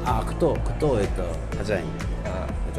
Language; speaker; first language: Russian; non-native, learner; Korean